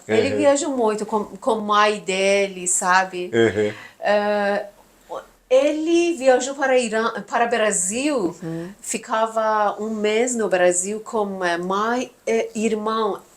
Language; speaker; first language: Portuguese; non-native, learner; Persian